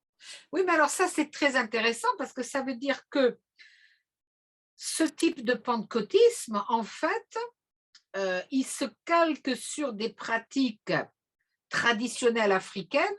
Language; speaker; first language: French; native; French